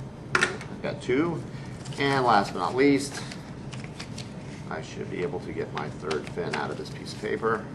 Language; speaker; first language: English; native; English